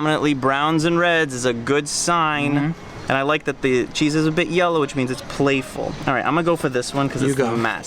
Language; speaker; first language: English; native; English